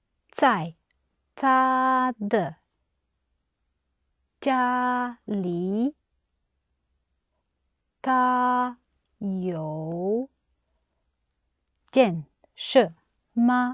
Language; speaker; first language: Chinese; non-native, learner; English